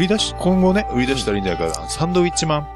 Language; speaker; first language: Japanese; native; Japanese